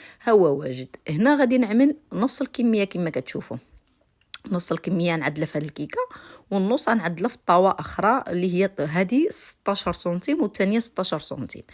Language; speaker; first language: Arabic; native; Arabic